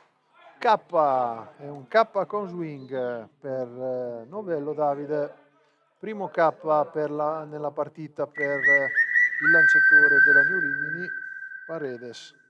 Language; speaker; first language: Italian; native; Italian